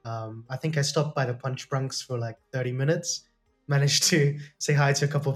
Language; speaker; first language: English; non-native, local second language; Cantonese